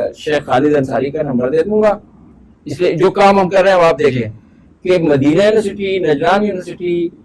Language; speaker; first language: Urdu; non-native, local second language; Pashto